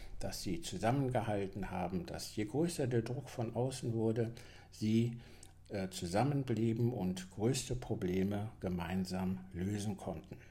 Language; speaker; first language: German; native; German